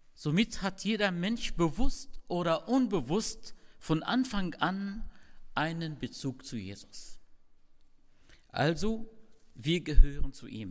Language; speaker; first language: German; non-native, fluent; Arabic